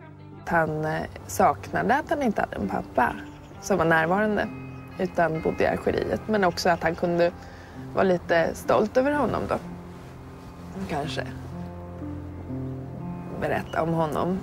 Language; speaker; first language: Swedish; native; Swedish